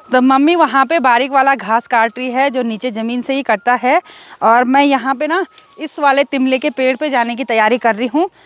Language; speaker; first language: Hindi; non-native, local second language; Garhwali